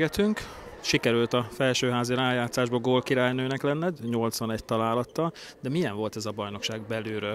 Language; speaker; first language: Hungarian; native; Hungarian